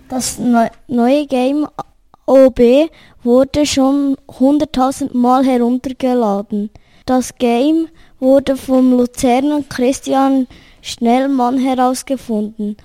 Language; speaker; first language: German; native; German